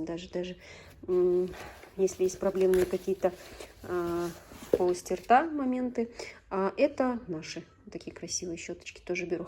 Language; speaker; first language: Russian; native; Russian